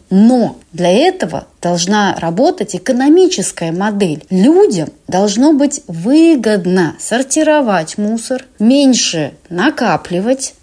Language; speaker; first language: Russian; native; Russian